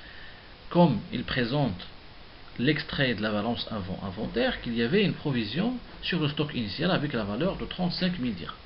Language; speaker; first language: French; non-native, local second language; Arabic